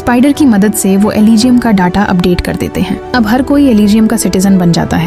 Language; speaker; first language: Hindi; native; Hindi